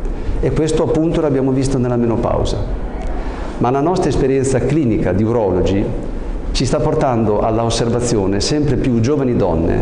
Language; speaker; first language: Italian; native; Italian